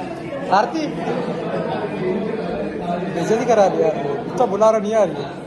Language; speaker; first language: Hindi; non-native, local second language; Telugu